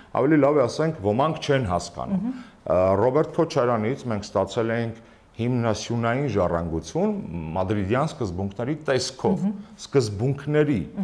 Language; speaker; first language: Armenian; native; Armenian